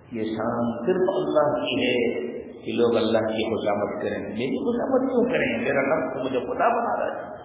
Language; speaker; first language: Urdu; native; Urdu